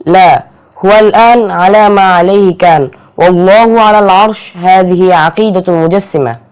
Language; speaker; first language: Arabic; non-native, learner; Bangla